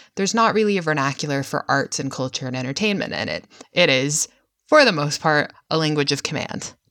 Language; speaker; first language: English; native; English